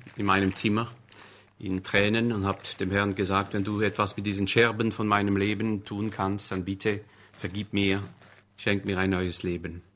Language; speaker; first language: German; non-native, local second language; French